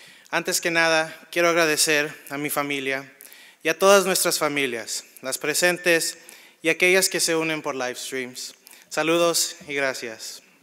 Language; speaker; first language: Spanish; early bilingual, heritage; Spanish